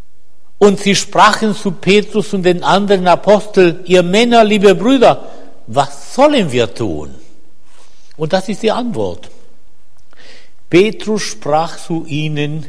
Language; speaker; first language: German; non-native, fluent; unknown